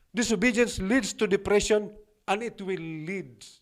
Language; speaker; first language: English; non-native, local second language; Filipino